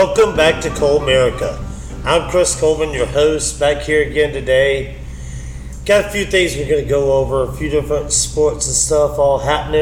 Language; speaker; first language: English; native; English